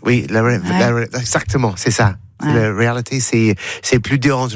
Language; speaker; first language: French; non-native, learner; English